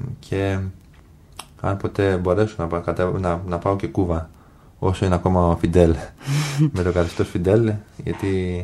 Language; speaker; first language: Greek; early bilingual, other home language; English